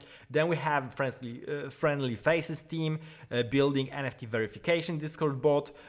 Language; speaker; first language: English; non-native, fluent; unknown